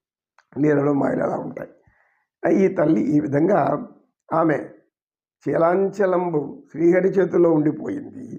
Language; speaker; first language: Telugu; native; Telugu